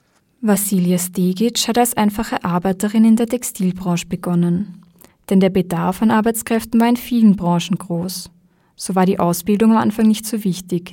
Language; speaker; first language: German; native; German